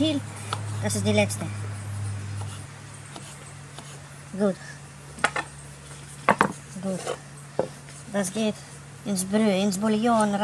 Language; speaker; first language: German; non-native, learner; Russian